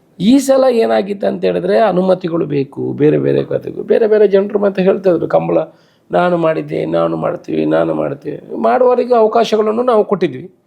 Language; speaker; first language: Kannada; non-native, local second language; Tulu